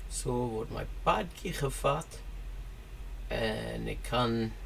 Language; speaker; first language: Dutch; non-native, learner; English